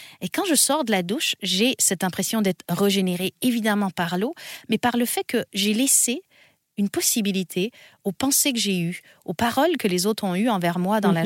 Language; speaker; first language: French; native; French